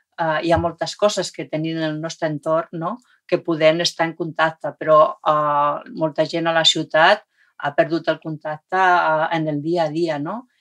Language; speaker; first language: Catalan; non-native, local second language; Spanish